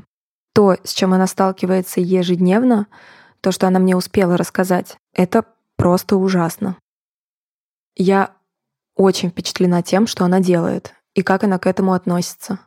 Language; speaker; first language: Russian; native; Russian